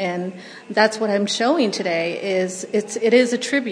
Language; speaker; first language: English; early bilingual, other home language; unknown